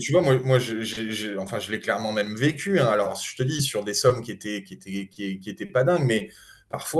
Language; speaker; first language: French; native; French